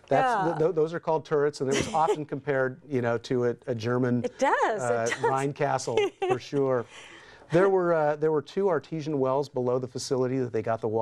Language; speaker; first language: English; native; English